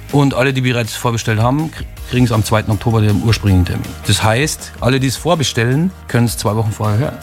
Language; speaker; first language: German; native; German